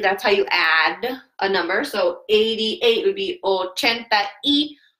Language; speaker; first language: English; native; English